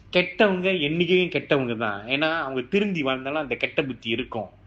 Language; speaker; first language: Tamil; early bilingual, heritage; Tamil